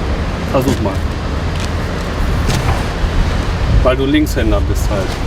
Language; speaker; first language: German; native; German